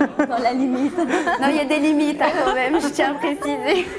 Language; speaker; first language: French; native; French